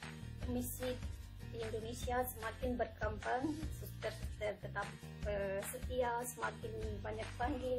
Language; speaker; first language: Indonesian; non-native, learner; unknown